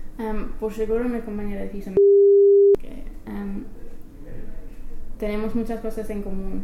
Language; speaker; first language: Spanish; non-native, fluent; English